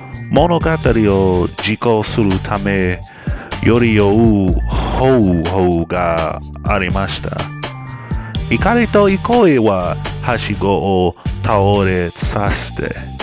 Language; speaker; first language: Japanese; non-native, learner; English